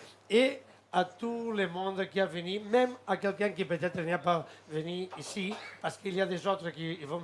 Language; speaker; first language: French; non-native, fluent; Catalan